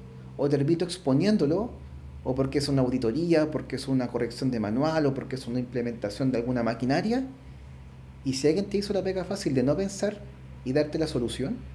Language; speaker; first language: Spanish; native; Spanish